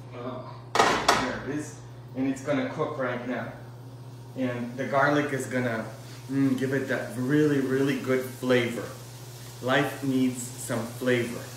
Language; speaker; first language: English; early bilingual, other home language; Polish